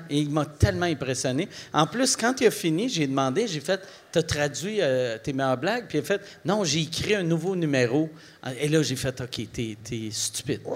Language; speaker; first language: French; native; French